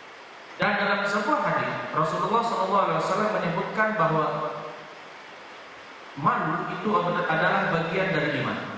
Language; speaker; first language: Indonesian; native; Indonesian